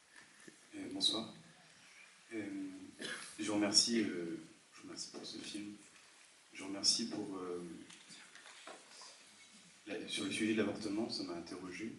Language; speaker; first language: French; native; French